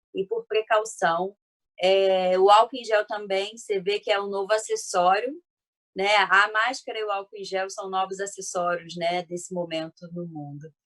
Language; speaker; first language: Portuguese; native; Portuguese